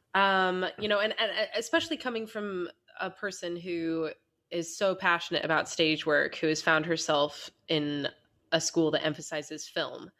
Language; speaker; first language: English; native; English